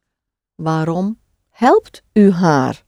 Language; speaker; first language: Dutch; non-native, fluent; English